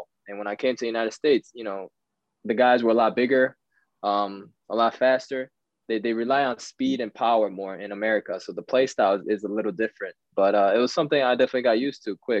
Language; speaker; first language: English; early bilingual, other home language; Japanese